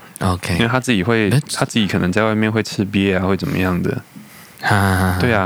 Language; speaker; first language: Chinese; native; Chinese